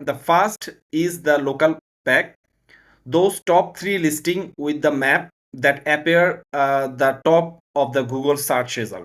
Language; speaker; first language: English; non-native, learner; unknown